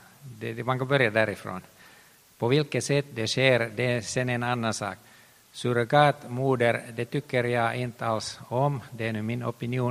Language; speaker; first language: Swedish; non-native, local second language; Finnish